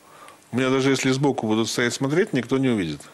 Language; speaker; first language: Russian; native; Russian